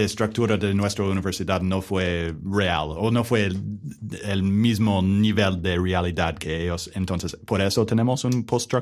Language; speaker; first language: Spanish; non-native, learner; English